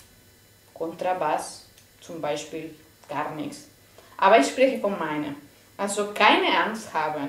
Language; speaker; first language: German; non-native, fluent; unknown